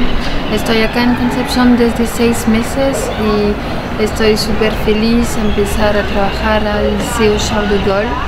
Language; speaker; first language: Spanish; non-native, fluent; French